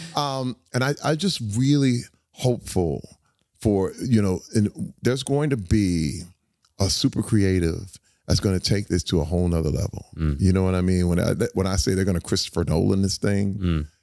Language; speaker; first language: English; native; English